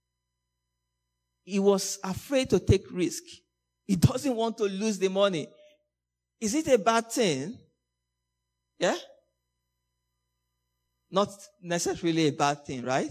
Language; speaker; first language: English; non-native, local second language; Yoruba